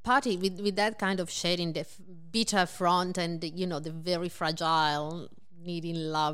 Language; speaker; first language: English; non-native, fluent; Italian